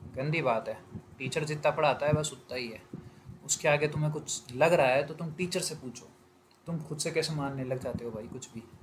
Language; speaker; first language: Hindi; native; Hindi